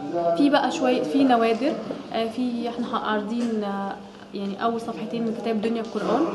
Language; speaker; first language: Arabic; native; Arabic